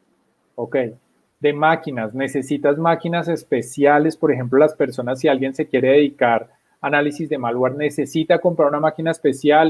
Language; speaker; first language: Spanish; native; Spanish